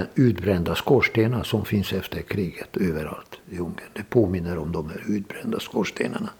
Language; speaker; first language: Swedish; non-native, fluent; Hungarian